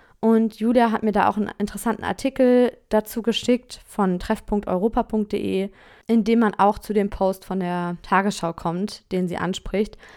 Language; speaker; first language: German; native; German